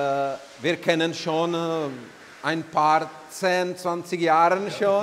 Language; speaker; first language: German; non-native, learner; Czech